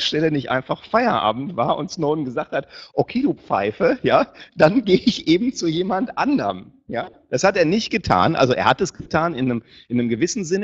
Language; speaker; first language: German; native; German